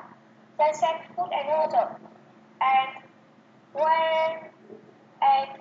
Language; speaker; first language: English; non-native, learner; Vietnamese